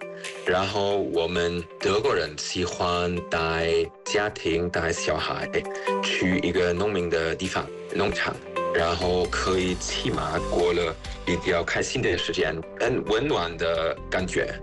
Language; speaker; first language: Chinese; non-native, fluent; German